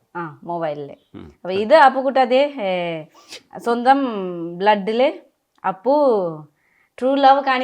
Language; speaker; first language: Malayalam; non-native, learner; Nepali